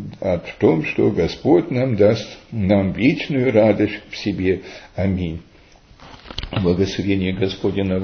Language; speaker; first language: Russian; early bilingual, heritage; Russian